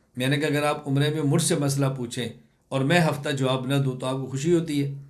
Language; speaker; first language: Urdu; non-native, local second language; Punjabi